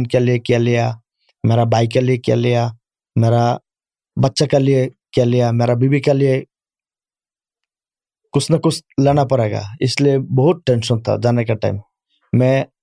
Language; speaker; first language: Urdu; non-native, learner; Bangla